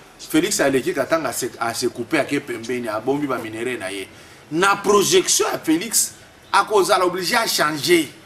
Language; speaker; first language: Lingala; non-native, local second language; Swahili